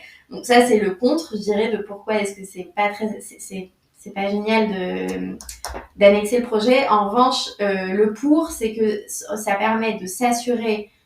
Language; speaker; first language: French; native; French